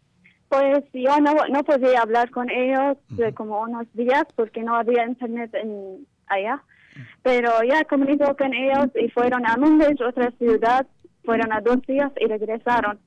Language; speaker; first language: Spanish; non-native, learner; Kurdish